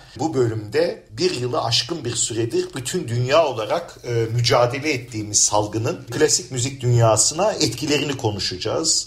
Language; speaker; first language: Turkish; native; Turkish